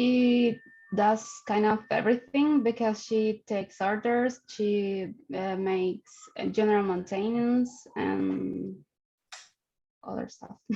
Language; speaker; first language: English; non-native, learner; Spanish